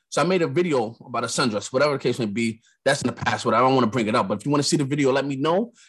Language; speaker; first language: English; native; English